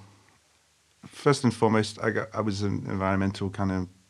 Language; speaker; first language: English; native; English